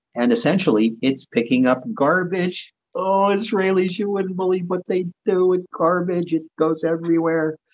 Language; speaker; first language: English; native; English